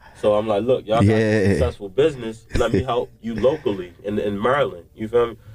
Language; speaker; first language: English; native; English